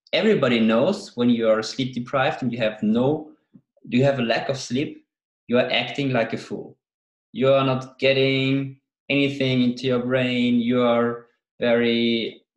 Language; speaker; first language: English; non-native, fluent; German